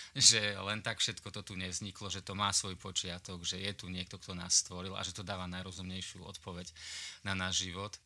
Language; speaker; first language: Slovak; native; Slovak